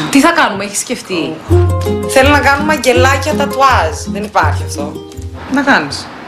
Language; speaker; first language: Greek; early bilingual, heritage; Greek